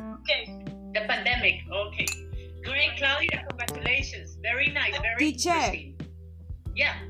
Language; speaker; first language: English; non-native, learner; Spanish